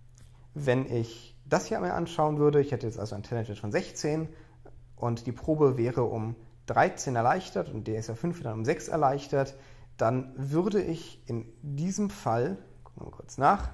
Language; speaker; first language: German; native; German